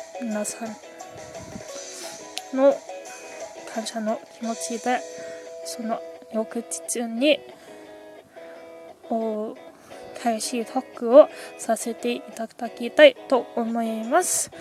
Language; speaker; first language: Japanese; non-native, learner; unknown